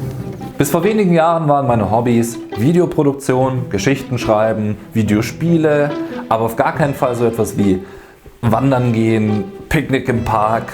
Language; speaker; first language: German; native; German